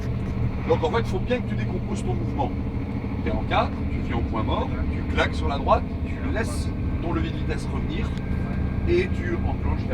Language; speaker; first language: French; native; French